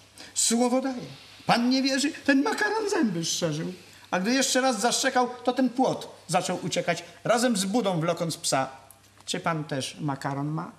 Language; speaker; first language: Polish; native; Polish